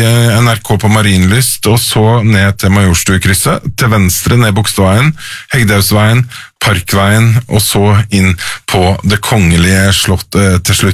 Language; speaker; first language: Norwegian; native; Norwegian